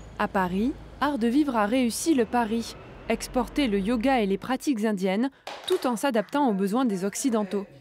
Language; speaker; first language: French; native; French